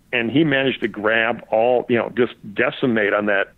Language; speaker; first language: English; native; English